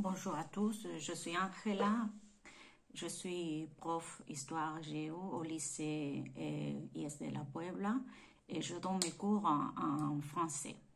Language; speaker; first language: French; non-native, fluent; Spanish